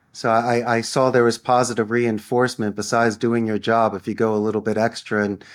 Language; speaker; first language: English; native; English